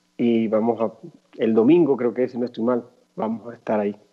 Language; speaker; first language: Spanish; native; Spanish